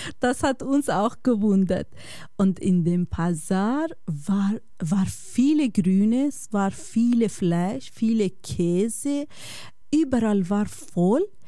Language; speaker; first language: German; non-native, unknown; Bosnian